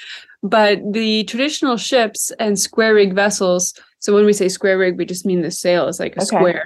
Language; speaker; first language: English; native; English